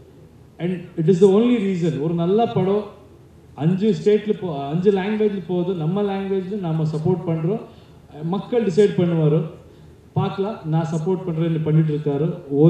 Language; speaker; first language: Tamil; non-native, learner; Kannada